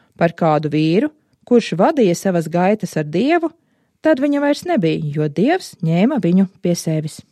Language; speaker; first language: Latvian; native; Latvian